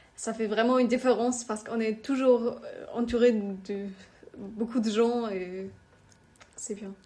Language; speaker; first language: French; non-native, learner; German